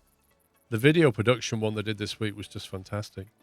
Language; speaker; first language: English; native; English